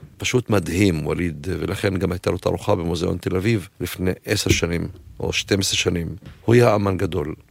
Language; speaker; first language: Hebrew; non-native, local second language; Arabic